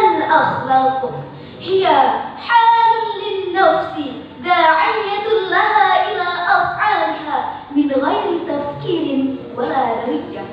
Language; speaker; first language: Arabic; non-native, fluent; Indonesian